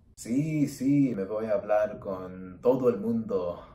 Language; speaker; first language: Spanish; early bilingual, other home language; English